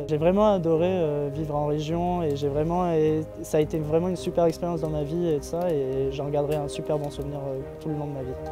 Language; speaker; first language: French; native; French